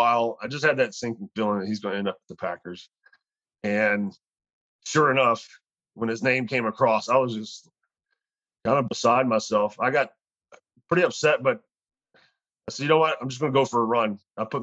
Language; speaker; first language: English; native; English